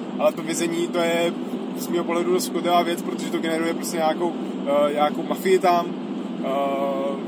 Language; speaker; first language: Czech; native; Czech